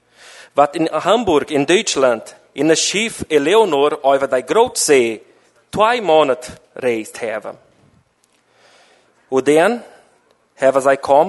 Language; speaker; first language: German; non-native, learner; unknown